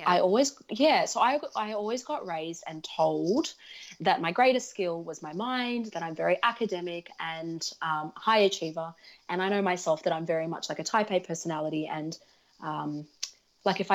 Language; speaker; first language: English; early bilingual, other home language; Russian